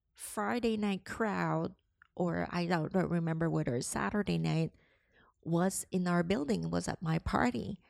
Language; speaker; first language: English; non-native, local second language; Cantonese